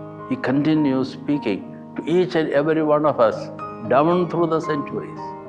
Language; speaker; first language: English; non-native, local second language; Malayalam